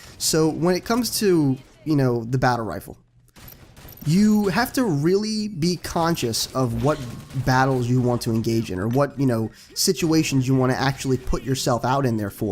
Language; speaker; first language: English; native; English